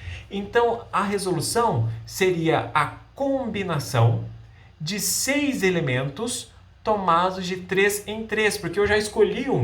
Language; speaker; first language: Portuguese; native; Portuguese